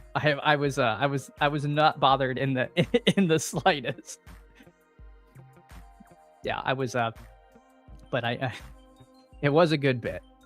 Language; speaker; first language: English; native; English